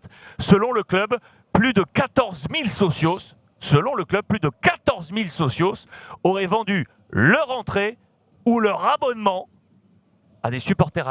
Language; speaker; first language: French; native; French